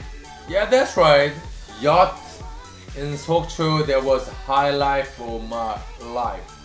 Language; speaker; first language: English; non-native, learner; Korean